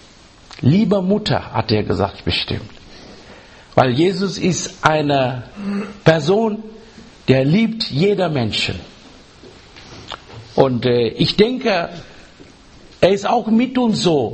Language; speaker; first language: German; non-native, learner; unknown